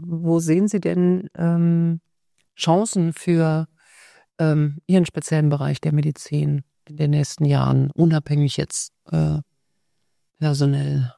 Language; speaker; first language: German; native; German